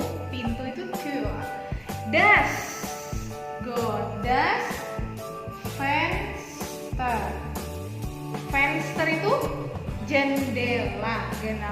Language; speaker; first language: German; non-native, fluent; Indonesian